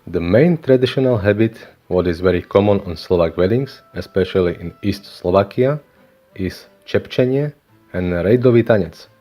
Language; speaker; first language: English; non-native, learner; Slovak